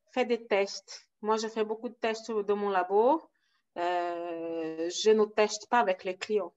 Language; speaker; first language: French; non-native, fluent; Portuguese